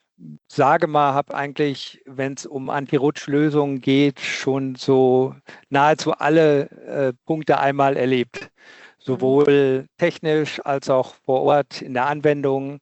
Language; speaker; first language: German; native; German